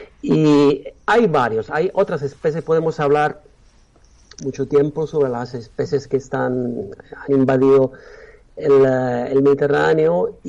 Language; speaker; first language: Spanish; non-native, fluent; Italian